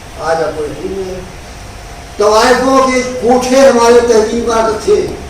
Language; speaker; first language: Urdu; native; Urdu